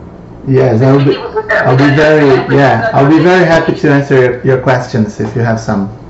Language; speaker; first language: English; non-native, fluent; Portuguese